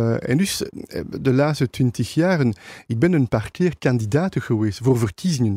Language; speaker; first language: Dutch; non-native, local second language; French